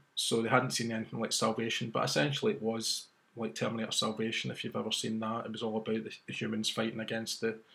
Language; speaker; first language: English; native; English